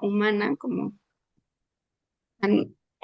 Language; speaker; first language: Spanish; native; Spanish